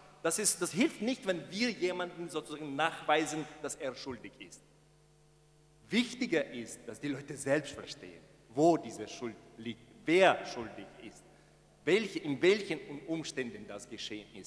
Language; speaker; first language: German; non-native, fluent; Ukrainian